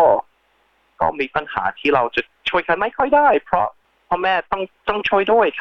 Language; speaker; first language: Thai; early bilingual, heritage; Thai